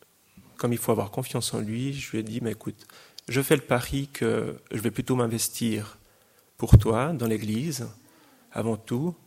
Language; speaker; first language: French; native; French